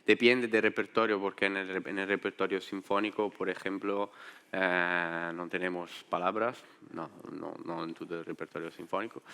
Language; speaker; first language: Spanish; non-native, fluent; Italian